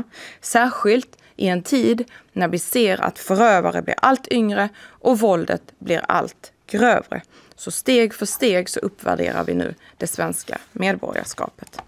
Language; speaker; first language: Swedish; native; Swedish